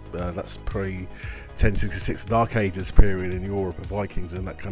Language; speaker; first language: English; native; English